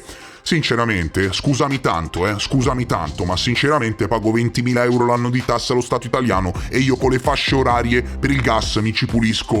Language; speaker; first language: Italian; native; Italian